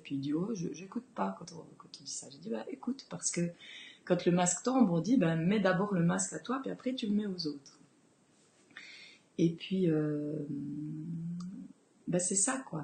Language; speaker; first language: French; native; French